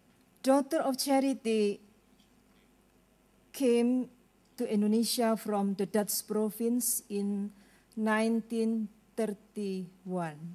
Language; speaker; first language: English; non-native, learner; Indonesian